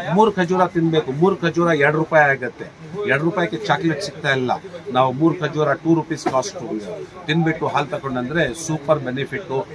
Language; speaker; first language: Kannada; non-native, local second language; Urdu